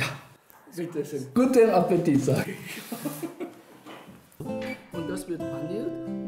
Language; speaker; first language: German; non-native, fluent; Japanese